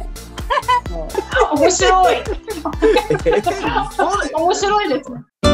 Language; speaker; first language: Japanese; non-native, fluent; Russian